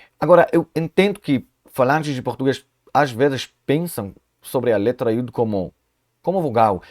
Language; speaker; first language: Portuguese; non-native, fluent; Hebrew